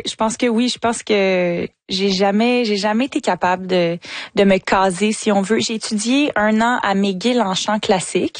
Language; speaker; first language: French; native; French